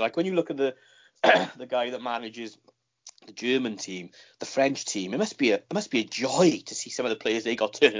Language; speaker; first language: English; native; English